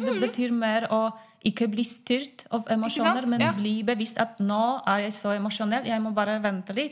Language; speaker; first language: Norwegian; non-native, fluent; Polish